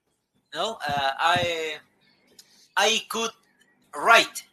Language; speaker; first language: English; non-native, learner; Spanish